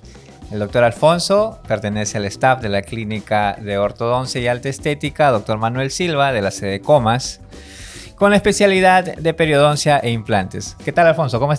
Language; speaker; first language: Spanish; native; Spanish